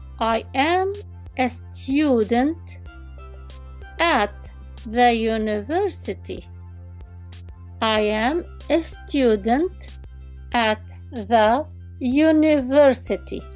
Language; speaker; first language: English; non-native, fluent; Arabic